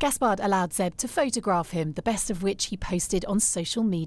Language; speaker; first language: English; native; English